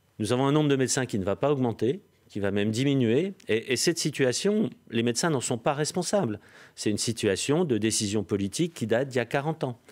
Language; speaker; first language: French; native; French